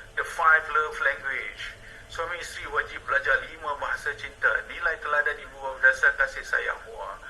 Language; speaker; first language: Malay; native; Malay